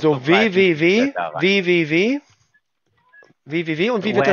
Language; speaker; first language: German; native; German